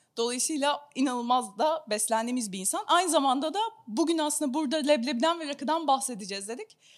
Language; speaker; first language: Turkish; native; Turkish